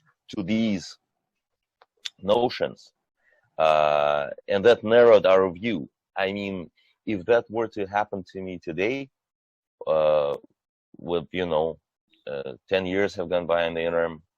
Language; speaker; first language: English; non-native, fluent; Russian